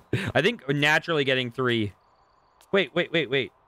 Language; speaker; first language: English; native; English